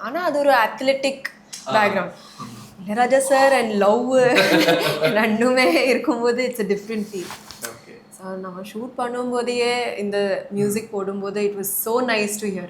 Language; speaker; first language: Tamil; early bilingual, heritage; Tamil